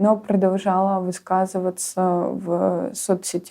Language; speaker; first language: Russian; native; Russian